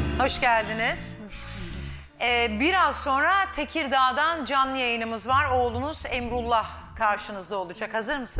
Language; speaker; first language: Turkish; native; Turkish